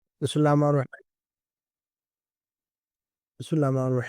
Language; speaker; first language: Arabic; non-native, fluent; Urdu